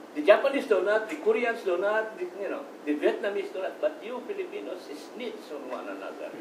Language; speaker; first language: English; non-native, local second language; Iloko